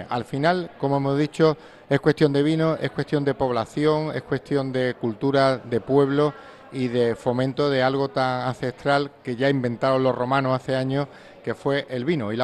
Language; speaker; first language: Spanish; native; Spanish